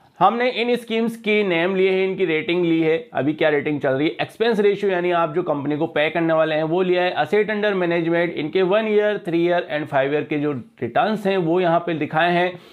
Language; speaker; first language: Hindi; native; Hindi